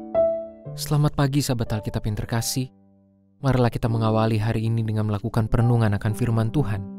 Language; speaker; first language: Indonesian; native; Indonesian